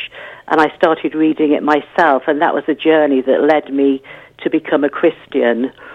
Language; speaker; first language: English; native; English